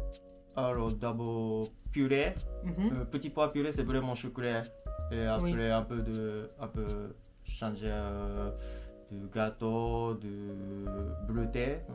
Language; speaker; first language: French; non-native, learner; Japanese